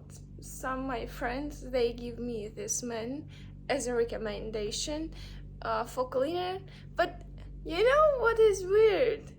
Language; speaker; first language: English; non-native, learner; Russian